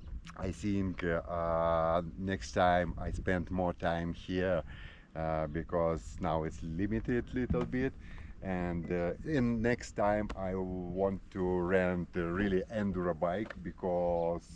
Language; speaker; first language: English; non-native, learner; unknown